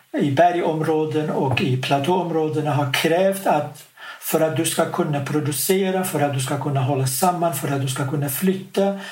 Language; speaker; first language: Swedish; non-native, fluent; Kurdish